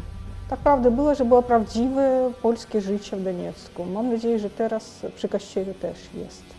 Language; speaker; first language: Polish; non-native, fluent; Russian